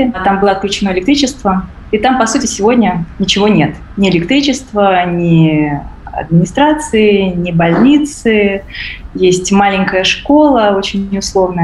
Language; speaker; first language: Russian; native; Russian